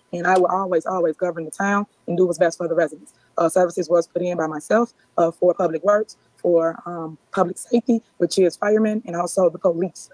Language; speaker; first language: English; native; English